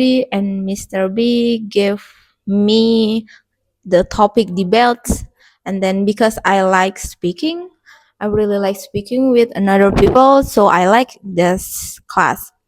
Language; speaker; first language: English; non-native, learner; Indonesian